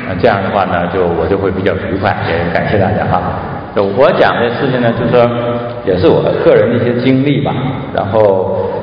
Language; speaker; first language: Chinese; native; Chinese